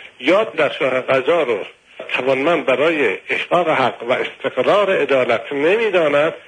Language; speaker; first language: Persian; native; Persian